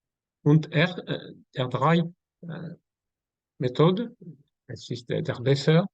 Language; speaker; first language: German; non-native, learner; French